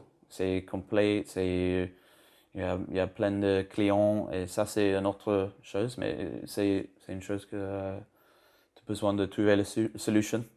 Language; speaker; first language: French; non-native, learner; English